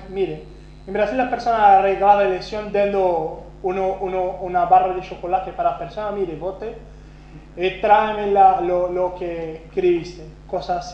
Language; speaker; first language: Spanish; non-native, fluent; Portuguese